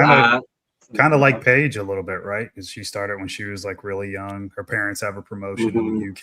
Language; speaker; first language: English; native; English